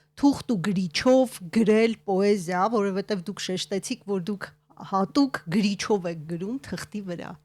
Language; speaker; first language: Armenian; native; Armenian